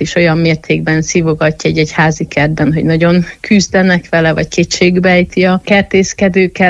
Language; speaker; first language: Hungarian; native; Hungarian